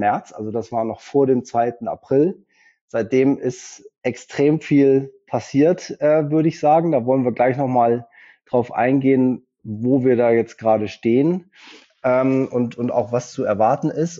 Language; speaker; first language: German; native; German